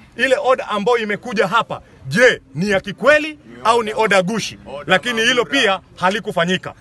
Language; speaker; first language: Swahili; native; Swahili